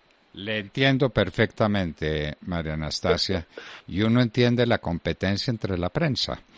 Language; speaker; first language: Spanish; native; Spanish